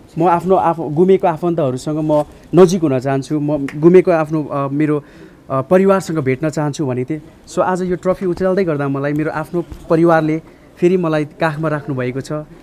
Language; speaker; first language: Nepali; native; Nepali